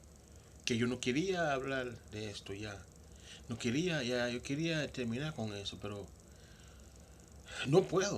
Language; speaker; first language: Spanish; non-native, local second language; Haitian Creole